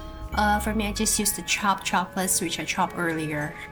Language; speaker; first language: English; non-native, local second language; Indonesian